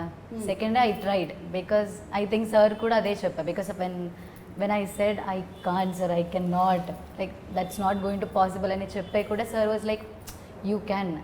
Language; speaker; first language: Telugu; non-native, learner; Malayalam